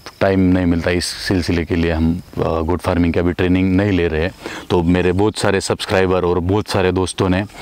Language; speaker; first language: Hindi; non-native, local second language; Marathi